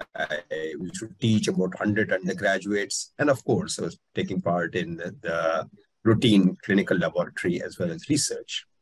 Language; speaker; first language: English; non-native, local second language; Hindi